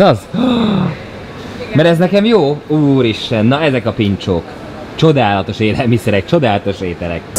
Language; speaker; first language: Hungarian; native; Hungarian